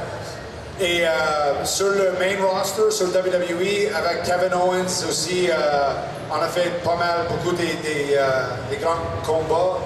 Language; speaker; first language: French; non-native, local second language; English